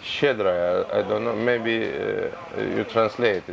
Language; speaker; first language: English; non-native, learner; Russian